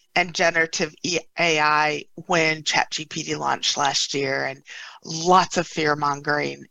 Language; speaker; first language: English; native; English